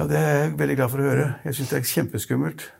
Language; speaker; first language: Norwegian; native; Norwegian